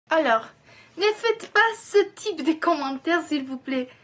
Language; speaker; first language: French; non-native, fluent; Spanish